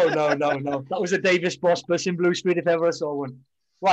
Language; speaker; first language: English; native; English